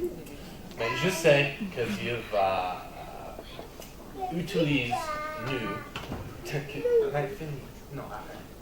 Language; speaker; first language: French; non-native, learner; English